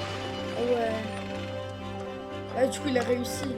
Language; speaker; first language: French; native; French